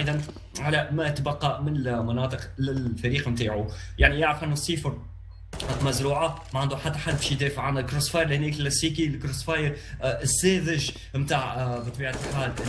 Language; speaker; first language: Arabic; native; Arabic